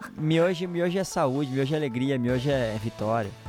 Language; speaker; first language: Portuguese; native; Portuguese